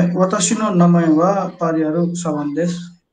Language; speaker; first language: Japanese; non-native, learner; Nepali